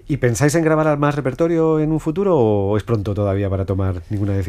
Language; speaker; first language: Spanish; native; Spanish